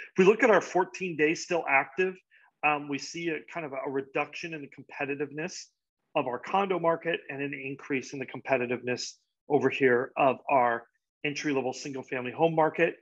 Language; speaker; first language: English; native; English